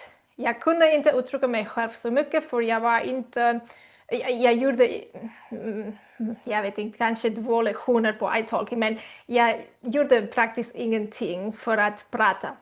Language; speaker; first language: Swedish; non-native, learner; Spanish